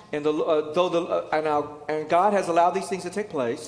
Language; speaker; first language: English; early bilingual, other home language; Vietnamese